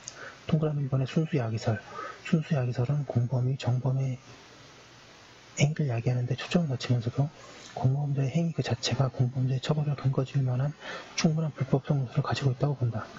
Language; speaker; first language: Korean; native; Korean